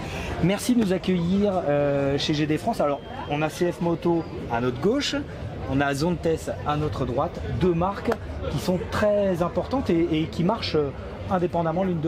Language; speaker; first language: French; native; French